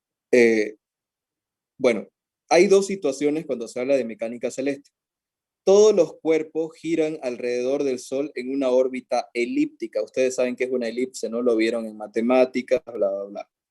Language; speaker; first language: Spanish; native; Spanish